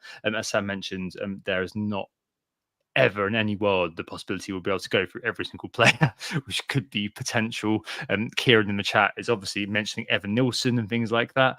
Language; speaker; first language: English; native; English